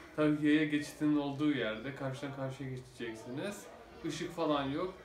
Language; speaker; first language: Turkish; native; Turkish